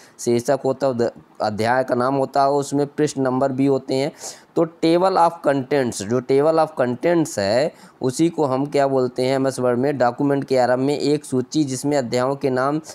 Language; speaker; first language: Hindi; native; Hindi